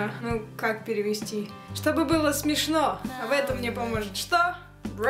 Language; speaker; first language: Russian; early bilingual, heritage; Russian